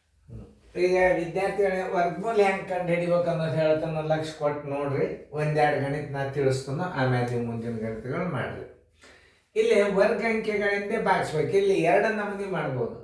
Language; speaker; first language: Kannada; native; Kannada